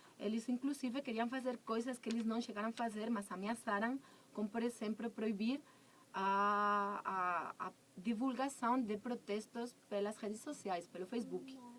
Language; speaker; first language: Portuguese; non-native, fluent; Spanish